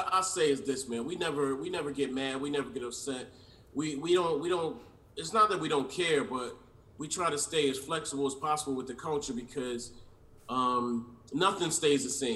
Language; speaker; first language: English; native; English